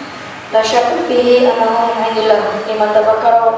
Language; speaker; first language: Arabic; non-native, learner; Indonesian